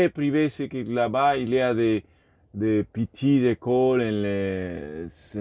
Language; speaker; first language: French; non-native, learner; Spanish